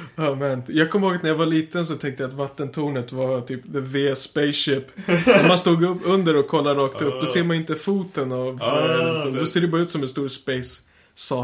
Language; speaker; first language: Swedish; native; Swedish